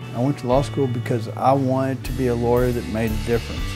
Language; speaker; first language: English; native; English